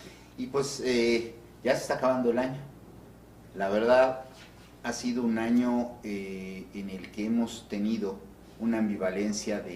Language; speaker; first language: Spanish; native; Spanish